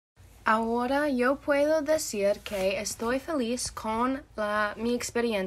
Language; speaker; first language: Spanish; non-native, learner; English